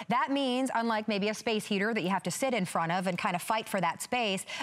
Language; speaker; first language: English; native; English